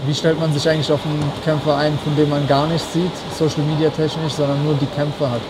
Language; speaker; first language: German; native; German